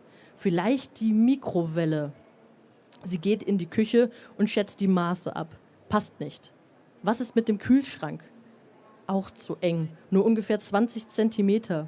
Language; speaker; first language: German; native; German